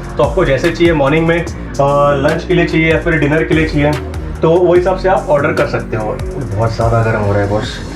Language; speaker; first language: Hindi; non-native, local second language; Marathi